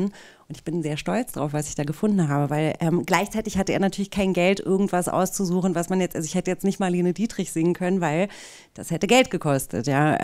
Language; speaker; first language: German; native; German